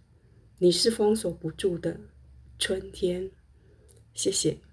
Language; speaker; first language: Chinese; native; Chinese